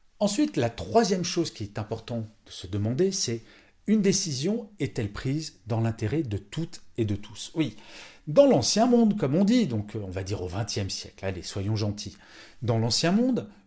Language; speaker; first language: French; native; French